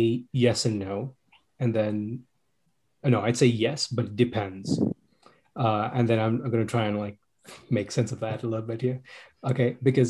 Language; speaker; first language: English; non-native, local second language; Sinhala